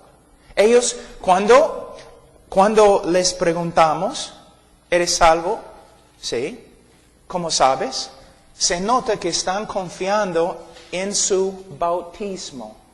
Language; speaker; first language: Spanish; non-native, fluent; English